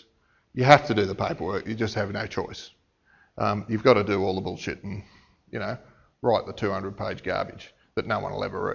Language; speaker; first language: English; native; English